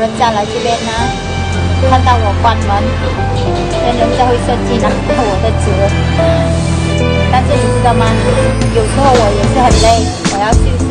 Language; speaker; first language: Chinese; non-native, fluent; Vietnamese